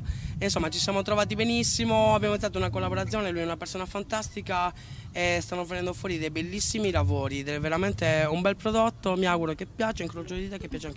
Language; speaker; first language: Italian; native; Italian